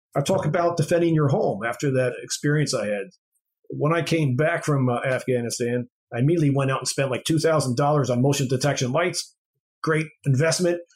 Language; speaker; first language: English; native; English